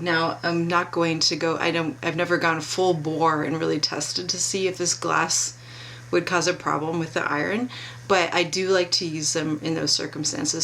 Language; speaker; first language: English; native; English